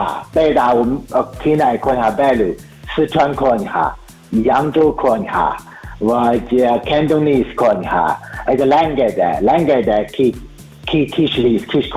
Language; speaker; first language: Hungarian; non-native, learner; Chinese